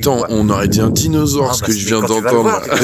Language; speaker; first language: French; native; French